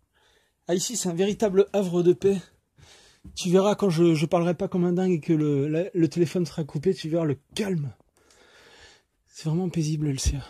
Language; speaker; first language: French; native; French